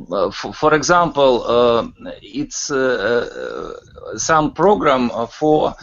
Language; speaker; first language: English; non-native, learner; Russian